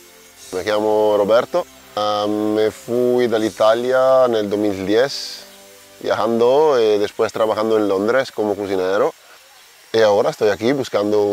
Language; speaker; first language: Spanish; non-native, learner; Italian